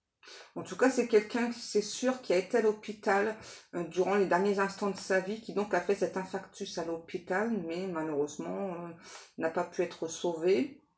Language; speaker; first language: French; native; French